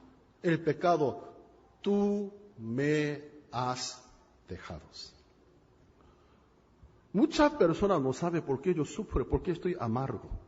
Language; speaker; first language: Spanish; non-native, fluent; Korean